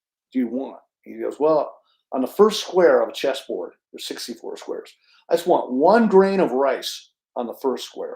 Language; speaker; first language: English; native; English